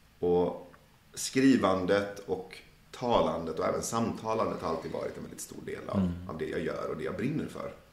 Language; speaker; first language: Swedish; early bilingual, other home language; Persian